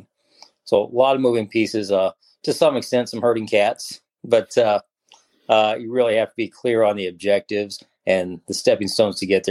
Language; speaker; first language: English; native; English